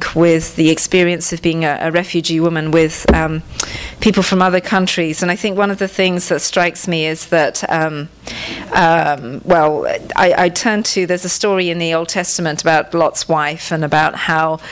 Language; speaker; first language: English; non-native, local second language; Tamil